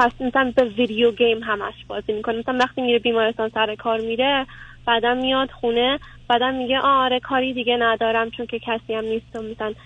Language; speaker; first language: Persian; early bilingual, heritage; Persian